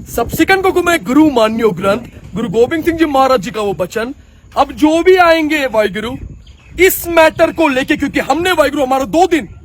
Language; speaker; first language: Hindi; native; Hindi